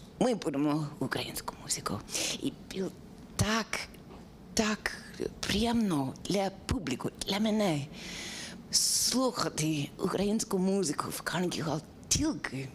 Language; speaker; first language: Ukrainian; non-native, learner; English